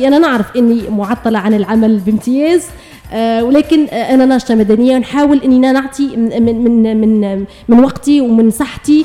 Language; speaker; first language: Arabic; native; Arabic